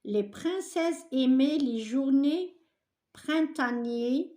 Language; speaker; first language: French; non-native, local second language; Arabic